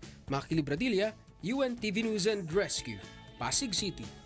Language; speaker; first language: English; non-native, local second language; Filipino